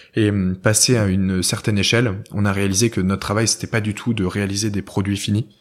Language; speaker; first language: French; native; French